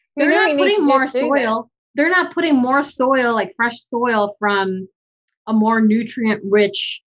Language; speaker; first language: English; native; English